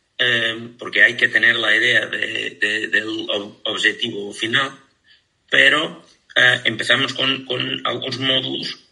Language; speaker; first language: Spanish; non-native, fluent; Portuguese